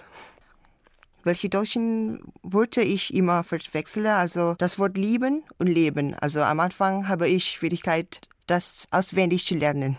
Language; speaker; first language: German; non-native, learner; Indonesian